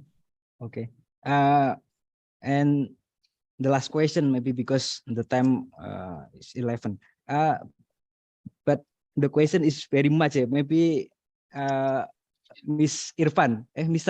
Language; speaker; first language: English; non-native, learner; Indonesian